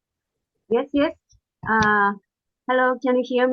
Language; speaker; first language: English; non-native, fluent; Japanese